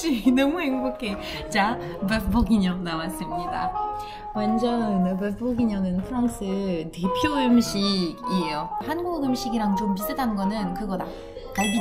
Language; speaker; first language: Korean; non-native, fluent; French